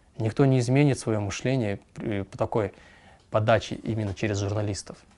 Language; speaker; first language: Russian; non-native, local second language; Kyrgyz